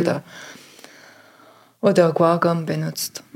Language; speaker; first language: German; non-native, learner; French